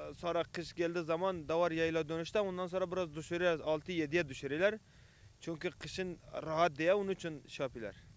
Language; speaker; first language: Turkish; non-native, learner; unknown